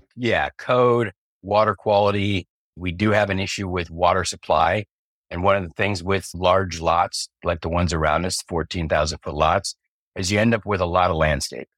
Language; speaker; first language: English; native; English